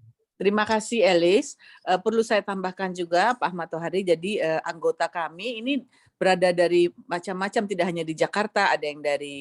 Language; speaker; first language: Indonesian; native; Indonesian